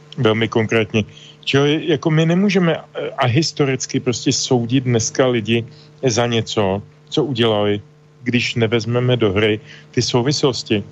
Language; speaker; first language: Czech; native; Czech